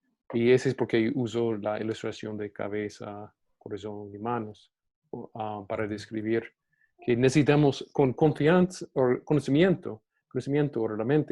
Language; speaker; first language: Spanish; non-native, fluent; English